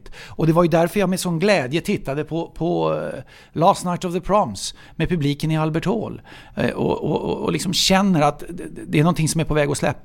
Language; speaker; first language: Swedish; native; Swedish